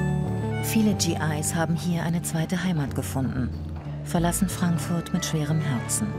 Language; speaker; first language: German; native; German